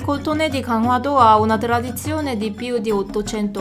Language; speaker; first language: Italian; non-native, fluent; Korean